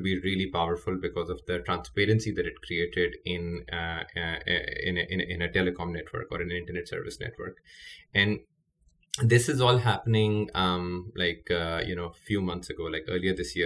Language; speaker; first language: English; non-native, local second language; Urdu